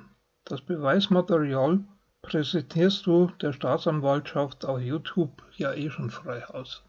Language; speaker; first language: German; native; German